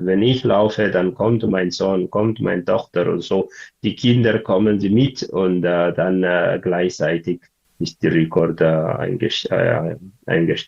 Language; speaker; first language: German; non-native, learner; Tigrinya